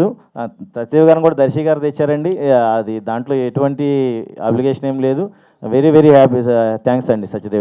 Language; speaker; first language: Telugu; native; Telugu